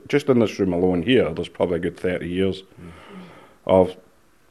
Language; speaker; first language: English; native; English